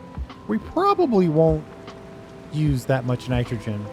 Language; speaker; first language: English; native; English